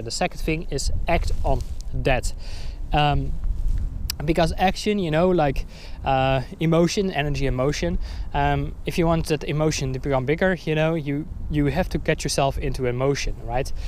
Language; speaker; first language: English; non-native, fluent; Dutch